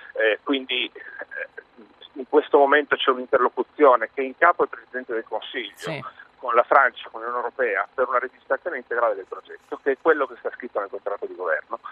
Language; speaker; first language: Italian; native; Italian